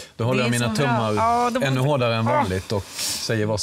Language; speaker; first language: Swedish; native; Swedish